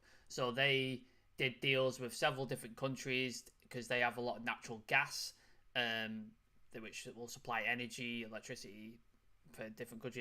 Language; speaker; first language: English; native; English